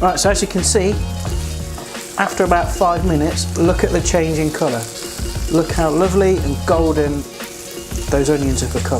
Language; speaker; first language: English; native; English